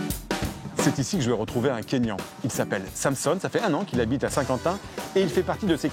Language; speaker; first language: French; native; French